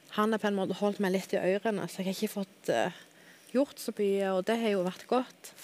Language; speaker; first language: Norwegian; native; Norwegian